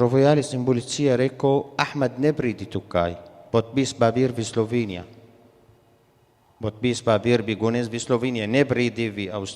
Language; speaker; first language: Slovenian; non-native, learner; Arabic